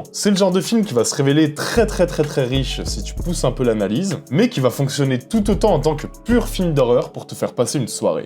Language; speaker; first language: French; native; French